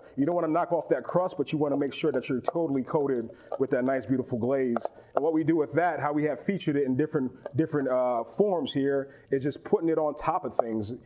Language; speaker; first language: English; native; English